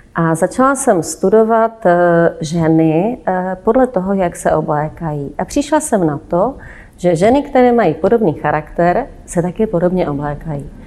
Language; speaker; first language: Czech; native; Czech